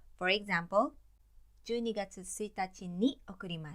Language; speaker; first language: Japanese; non-native, learner; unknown